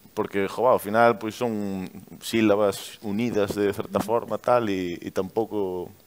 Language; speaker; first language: Galician; native; Galician